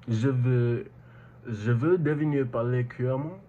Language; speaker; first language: French; non-native, learner; English